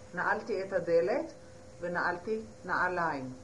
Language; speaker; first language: Hebrew; non-native, fluent; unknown